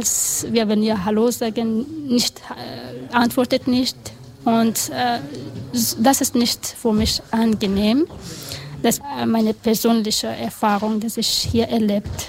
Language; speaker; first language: German; non-native, learner; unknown